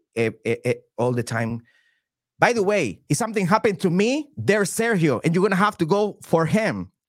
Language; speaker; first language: English; non-native, fluent; Spanish